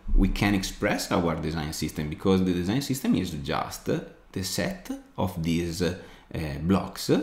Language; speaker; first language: English; non-native, fluent; Italian